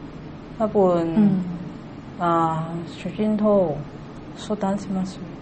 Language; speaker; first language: Japanese; non-native, learner; Cantonese